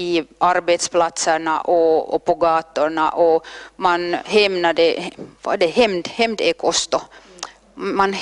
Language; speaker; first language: Swedish; non-native, local second language; Finnish